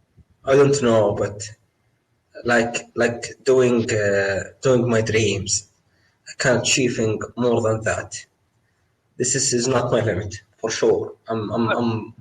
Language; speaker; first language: English; non-native, learner; Arabic